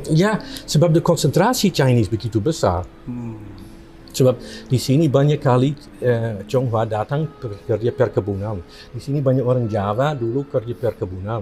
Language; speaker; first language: Indonesian; non-native, fluent; Dutch